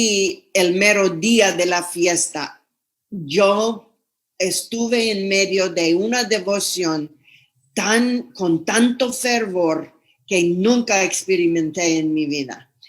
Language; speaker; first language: Spanish; non-native, fluent; English